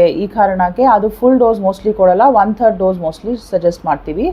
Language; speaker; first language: Kannada; non-native, learner; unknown